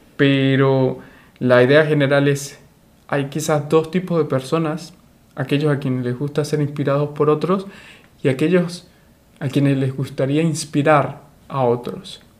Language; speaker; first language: Spanish; native; Spanish